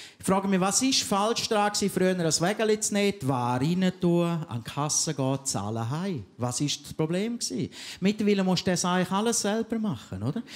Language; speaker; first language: German; native; German